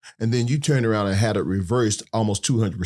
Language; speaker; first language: English; native; English